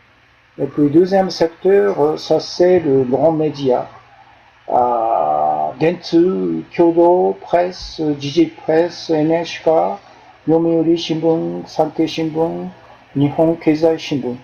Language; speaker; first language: French; non-native, fluent; Japanese